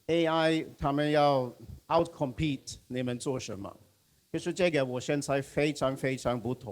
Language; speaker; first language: Chinese; non-native, fluent; Swedish